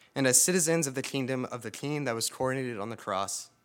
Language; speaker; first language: English; native; English